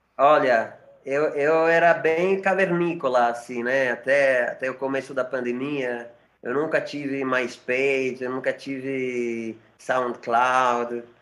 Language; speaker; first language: Portuguese; non-native, fluent; Spanish